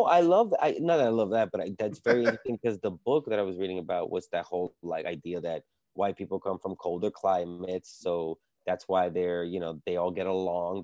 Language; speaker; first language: English; early bilingual, other home language; Spanish